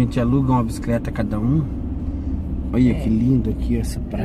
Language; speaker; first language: Portuguese; native; Portuguese